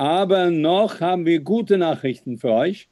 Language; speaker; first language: German; non-native, fluent; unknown